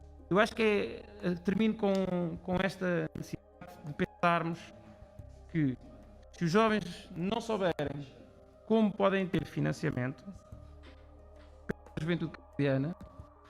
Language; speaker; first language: Portuguese; non-native, local second language; Kabuverdianu